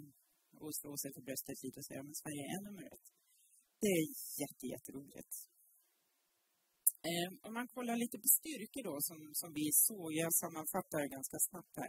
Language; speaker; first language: Swedish; native; Swedish